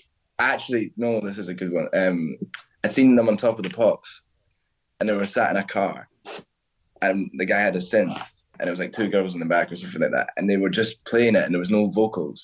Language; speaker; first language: English; native; English